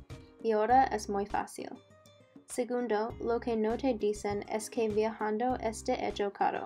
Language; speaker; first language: Spanish; non-native, learner; English